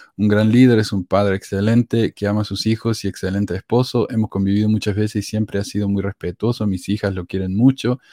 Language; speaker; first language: Spanish; native; Spanish